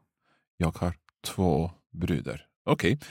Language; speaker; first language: Swedish; non-native, learner; English